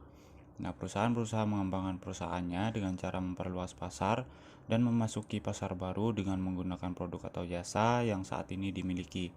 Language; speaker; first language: Indonesian; native; Indonesian